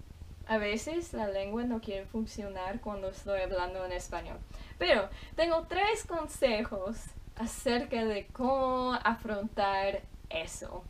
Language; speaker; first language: Spanish; non-native, fluent; English